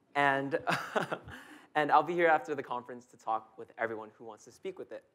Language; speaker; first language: English; native; English